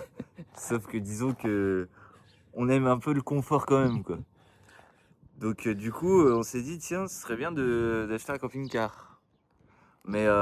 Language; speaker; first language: French; native; French